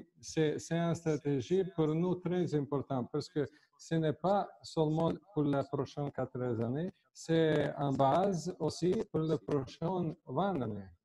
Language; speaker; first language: French; non-native, fluent; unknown